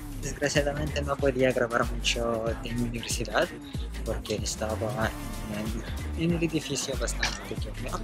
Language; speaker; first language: Spanish; non-native, fluent; Russian